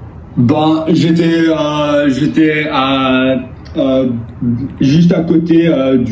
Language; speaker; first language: French; non-native, learner; English